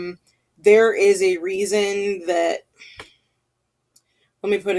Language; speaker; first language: English; native; English